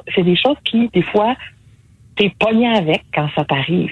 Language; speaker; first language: French; native; French